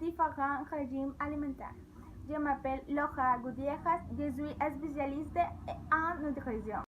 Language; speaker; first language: French; non-native, learner; Spanish